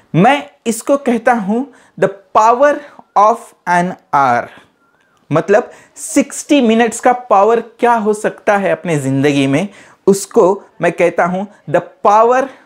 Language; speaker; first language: Hindi; non-native, local second language; Marathi